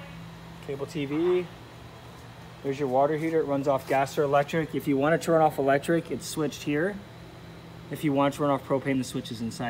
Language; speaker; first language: English; native; English